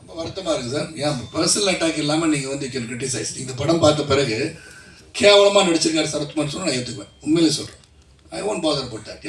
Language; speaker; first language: Tamil; native; Tamil